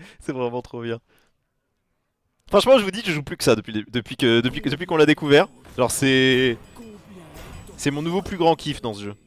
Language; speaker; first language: French; native; French